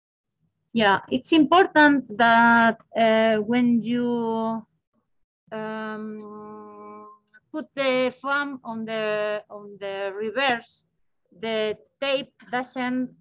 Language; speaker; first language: English; non-native, learner; Spanish